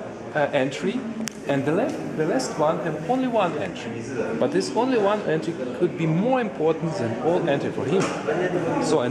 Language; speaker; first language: English; non-native, learner; German